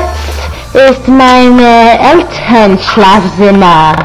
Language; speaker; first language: German; non-native, learner; English